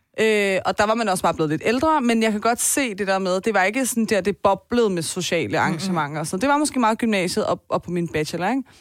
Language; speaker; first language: Danish; early bilingual, other home language; Persian